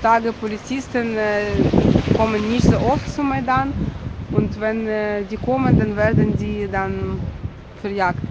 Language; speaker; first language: German; non-native, fluent; Ukrainian